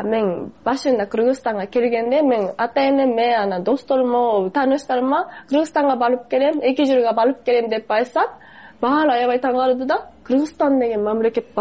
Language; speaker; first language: Kyrgyz; non-native, fluent; Japanese